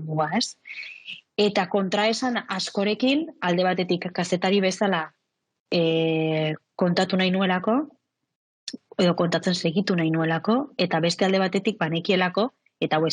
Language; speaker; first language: Basque; native; Basque